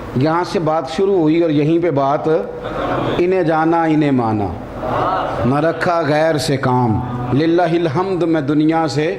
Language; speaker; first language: Urdu; non-native, local second language; Punjabi